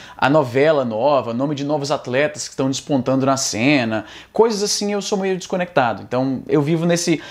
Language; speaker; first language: Portuguese; native; Portuguese